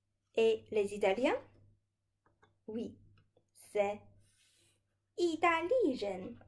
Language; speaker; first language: French; non-native, fluent; Chinese